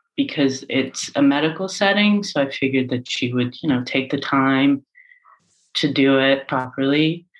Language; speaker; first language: English; native; English